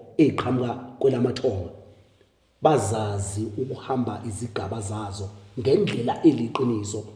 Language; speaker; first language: Zulu; native; Zulu